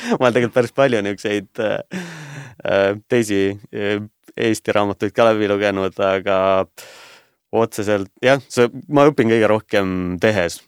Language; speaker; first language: Estonian; native; Estonian